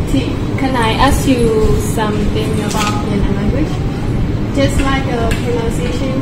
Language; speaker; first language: English; non-native, learner; Burmese